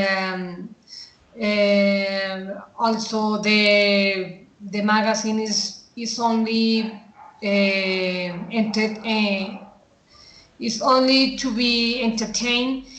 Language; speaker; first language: English; non-native, learner; Spanish